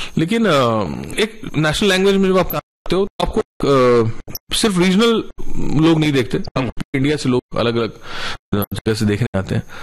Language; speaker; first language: Hindi; non-native, local second language; Marathi